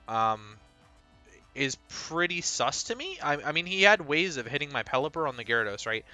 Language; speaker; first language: English; native; English